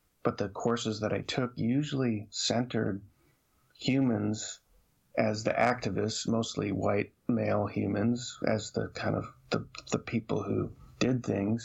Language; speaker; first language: English; native; English